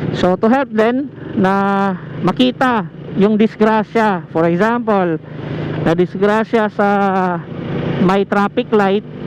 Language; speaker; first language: Filipino; non-native, local second language; Cebuano